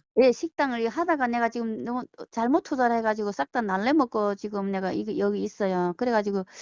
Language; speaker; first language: Korean; early bilingual, heritage; Korean